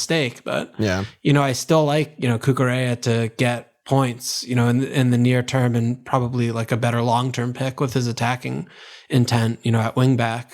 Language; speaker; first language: English; native; English